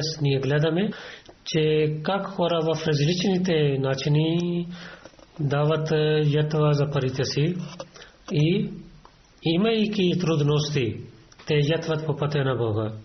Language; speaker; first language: Bulgarian; non-native, fluent; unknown